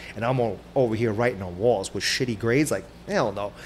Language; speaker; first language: English; native; English